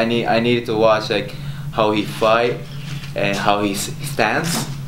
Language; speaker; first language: English; non-native, learner; Japanese